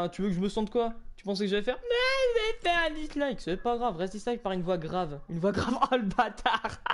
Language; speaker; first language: French; native; French